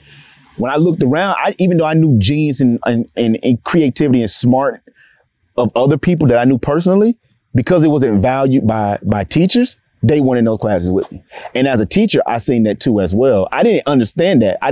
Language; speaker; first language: English; native; English